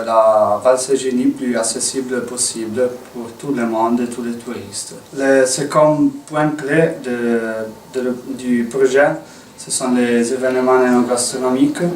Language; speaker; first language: French; non-native, local second language; Italian